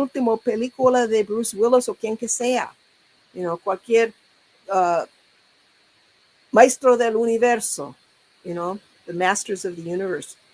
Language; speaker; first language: Spanish; non-native, learner; English